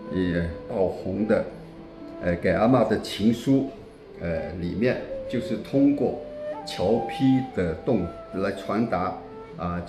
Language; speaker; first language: Chinese; non-native, local second language; Min Nan Chinese